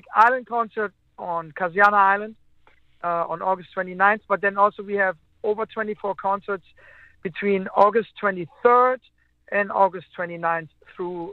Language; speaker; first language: English; non-native, fluent; German